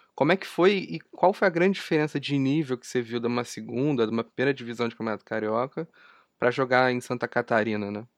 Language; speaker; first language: Portuguese; native; Portuguese